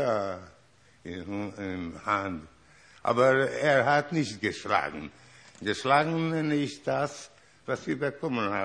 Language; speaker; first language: German; non-native, learner; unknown